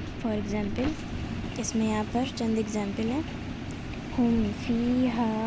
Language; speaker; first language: Urdu; native; Urdu